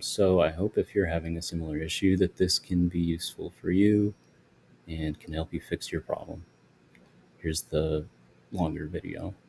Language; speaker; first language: English; native; English